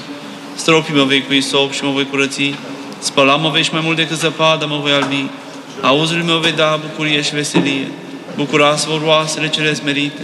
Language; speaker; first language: Romanian; native; Romanian